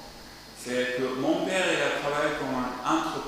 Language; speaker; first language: French; non-native, learner; Arabic